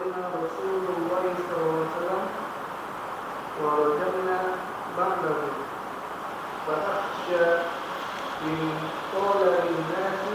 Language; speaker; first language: Arabic; non-native, learner; Indonesian